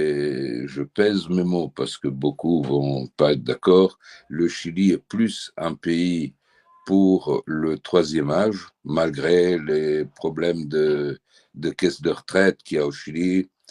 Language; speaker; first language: French; early bilingual, heritage; French